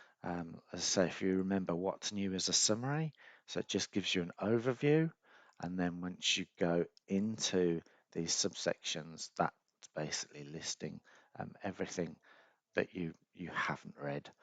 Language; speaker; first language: English; native; English